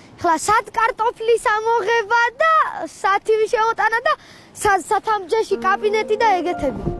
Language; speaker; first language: Georgian; non-native, local second language; Svan